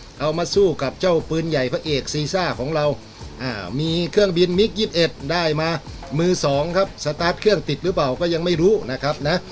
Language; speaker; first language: Thai; native; Thai